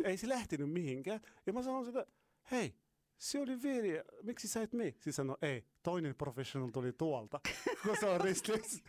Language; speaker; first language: Finnish; non-native, fluent; Arabic